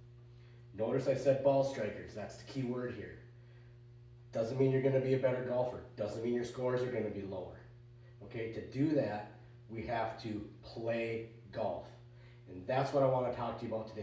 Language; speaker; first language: English; native; English